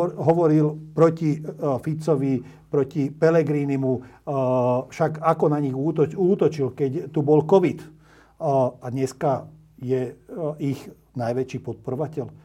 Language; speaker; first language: Slovak; non-native, local second language; Hungarian